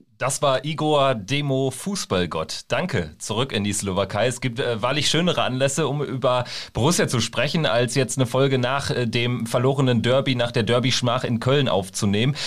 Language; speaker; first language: German; native; German